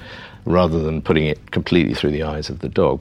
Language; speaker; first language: English; native; English